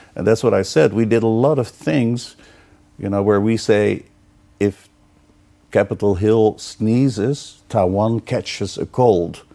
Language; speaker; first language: English; non-native, fluent; Dutch